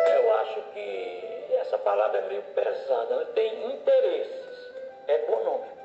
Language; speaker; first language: Portuguese; native; Portuguese